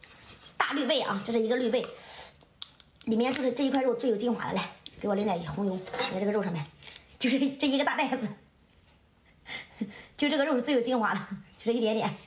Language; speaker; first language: Chinese; native; Chinese